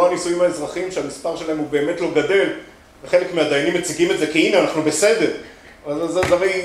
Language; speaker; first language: Hebrew; native; Hebrew